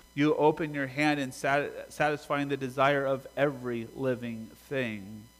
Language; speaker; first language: English; native; English